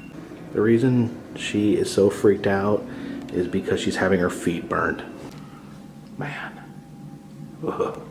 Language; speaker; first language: English; native; English